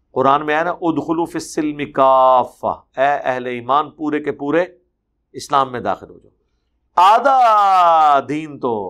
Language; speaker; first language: Urdu; non-native, local second language; Punjabi